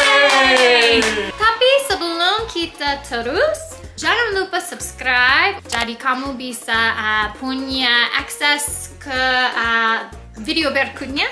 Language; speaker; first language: Indonesian; non-native, learner; English